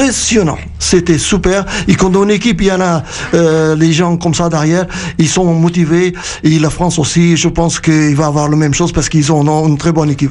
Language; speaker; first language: French; non-native, fluent; Portuguese